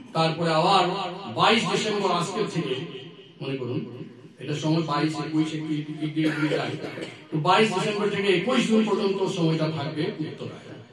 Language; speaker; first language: Bangla; non-native, learner; Assamese